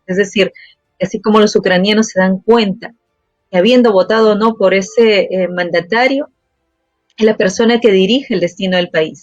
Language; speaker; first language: Spanish; native; Spanish